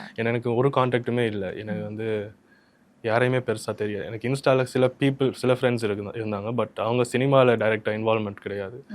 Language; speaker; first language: Tamil; early bilingual, heritage; Tamil